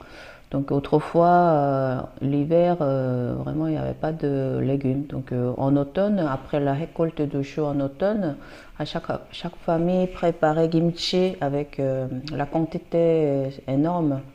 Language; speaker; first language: French; non-native, fluent; Korean